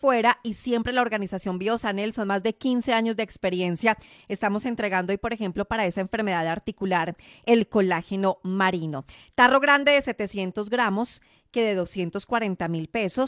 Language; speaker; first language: Spanish; native; Spanish